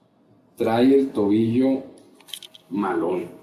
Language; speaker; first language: Spanish; native; Spanish